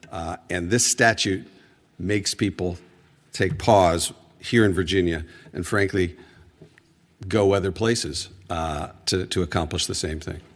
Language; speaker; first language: English; native; English